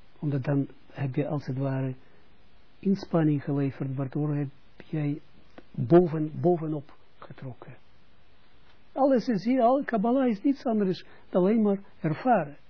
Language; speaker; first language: Dutch; non-native, fluent; Russian